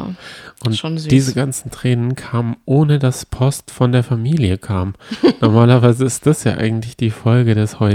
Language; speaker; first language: German; native; German